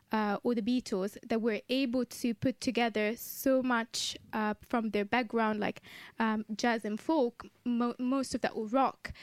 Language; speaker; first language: English; non-native, fluent; Italian